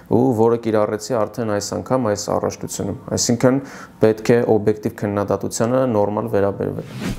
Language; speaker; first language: Armenian; native; Armenian